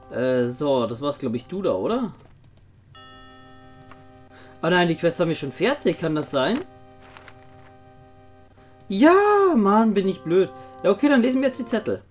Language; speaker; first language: German; native; German